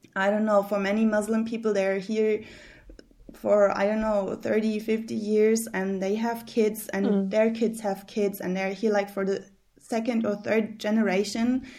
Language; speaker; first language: English; early bilingual, heritage; German